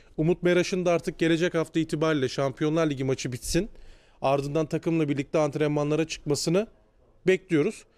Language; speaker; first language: Turkish; native; Turkish